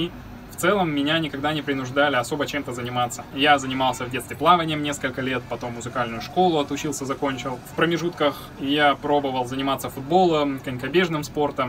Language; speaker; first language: Russian; native; Russian